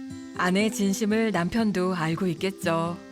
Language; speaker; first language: Korean; native; Korean